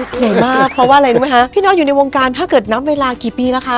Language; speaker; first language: Thai; native; Thai